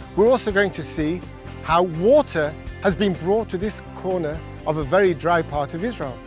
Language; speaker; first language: English; native; English